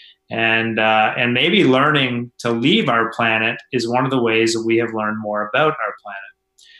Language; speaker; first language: English; native; English